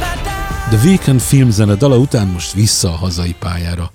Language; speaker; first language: Hungarian; native; Hungarian